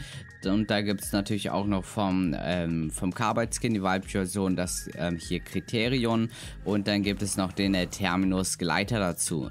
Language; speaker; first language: German; native; German